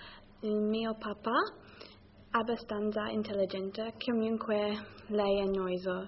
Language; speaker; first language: Italian; non-native, learner; English